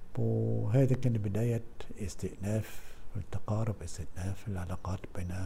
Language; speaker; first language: Arabic; non-native, fluent; German